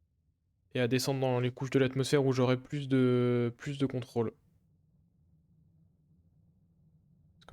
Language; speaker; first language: French; native; French